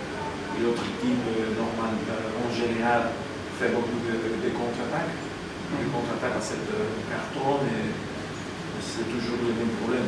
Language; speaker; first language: French; non-native, learner; Spanish